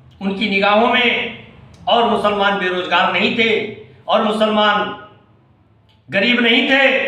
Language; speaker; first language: Hindi; native; Hindi